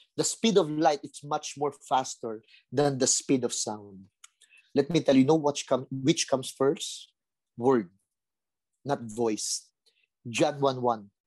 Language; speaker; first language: English; non-native, local second language; Filipino